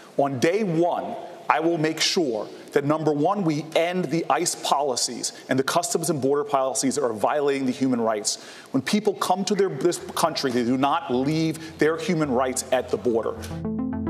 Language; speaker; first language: English; native; English